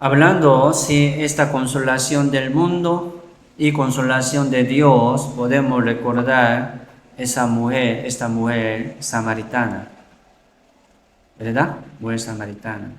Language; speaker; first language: Spanish; non-native, learner; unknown